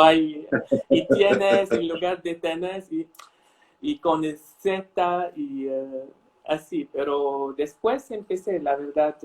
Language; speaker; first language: Spanish; non-native, fluent; Arabic